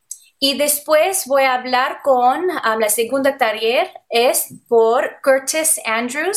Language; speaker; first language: Spanish; non-native, learner; English